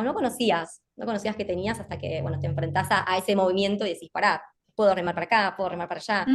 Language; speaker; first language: Spanish; native; Spanish